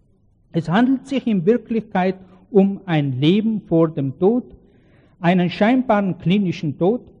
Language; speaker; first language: German; native; German